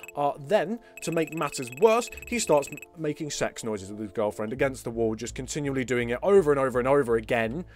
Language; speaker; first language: English; native; English